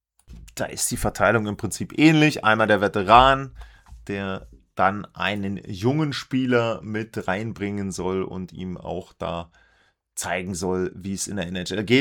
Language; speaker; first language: German; native; German